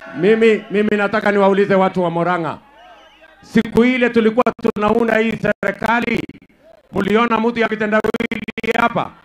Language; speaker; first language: Swahili; non-native, local second language; Kalenjin